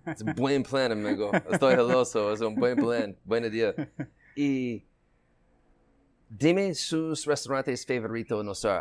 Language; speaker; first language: Spanish; non-native, learner; English